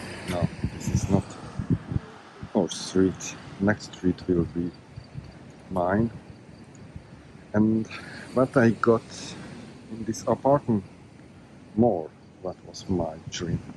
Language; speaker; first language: English; non-native, learner; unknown